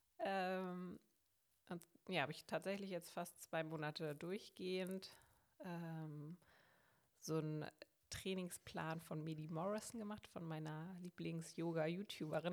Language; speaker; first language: German; native; German